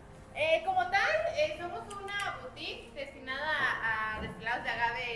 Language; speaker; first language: Spanish; native; Spanish